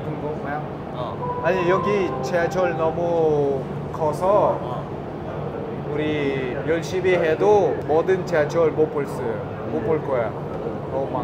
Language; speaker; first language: Korean; non-native, learner; Russian